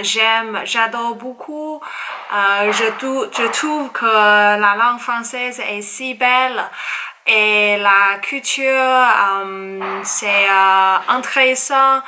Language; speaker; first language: French; non-native, learner; Chinese